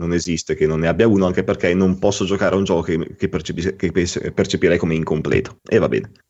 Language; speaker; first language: Italian; native; Italian